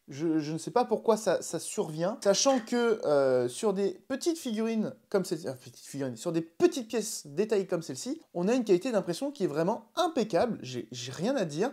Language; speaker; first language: French; native; French